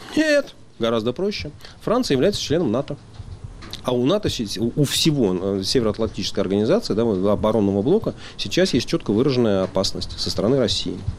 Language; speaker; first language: Russian; native; Russian